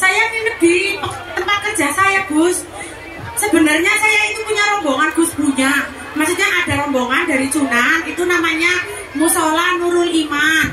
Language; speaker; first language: Indonesian; non-native, local second language; Javanese